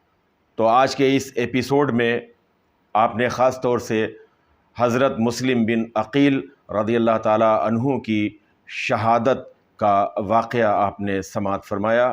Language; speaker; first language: Urdu; native; Urdu